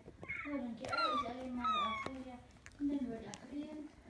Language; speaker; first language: Dutch; non-native, learner; Arabic